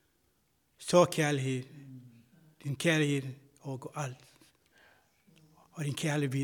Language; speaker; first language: Danish; non-native, fluent; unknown